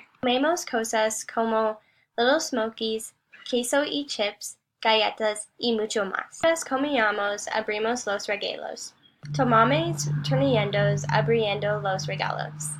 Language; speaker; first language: Spanish; non-native, learner; English